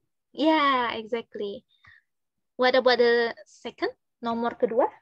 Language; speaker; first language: English; non-native, fluent; Indonesian